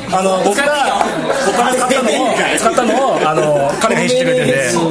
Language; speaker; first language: Japanese; native; Japanese